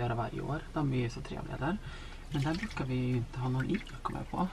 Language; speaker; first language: Swedish; native; Swedish